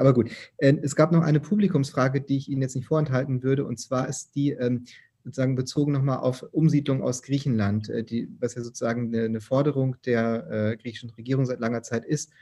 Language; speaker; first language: German; native; German